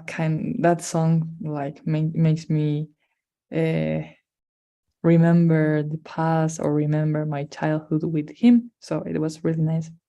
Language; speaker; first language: English; non-native, fluent; Spanish